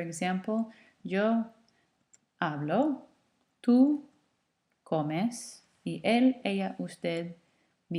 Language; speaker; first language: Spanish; non-native, fluent; English